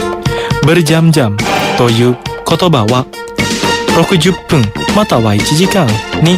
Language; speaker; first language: Japanese; non-native, fluent; Indonesian